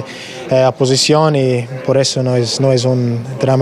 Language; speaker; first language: Spanish; non-native, learner; English